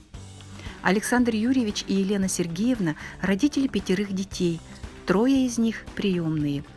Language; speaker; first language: Russian; native; Russian